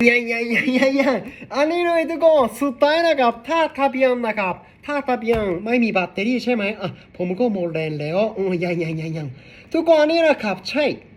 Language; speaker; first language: Thai; non-native, learner; Japanese